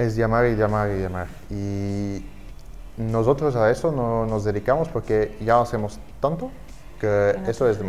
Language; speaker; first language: Spanish; non-native, fluent; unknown